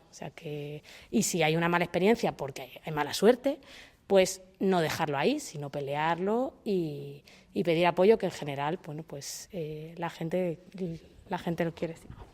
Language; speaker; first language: Spanish; native; Spanish